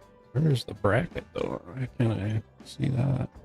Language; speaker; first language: English; native; English